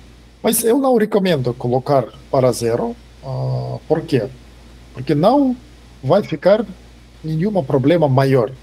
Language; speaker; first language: Portuguese; non-native, fluent; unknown